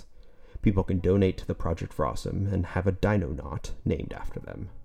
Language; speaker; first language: English; native; English